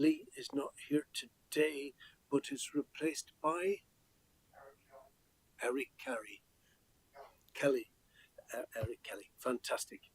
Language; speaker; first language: English; native; English